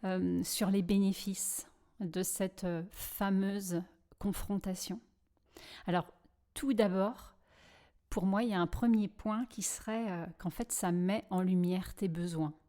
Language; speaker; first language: French; native; French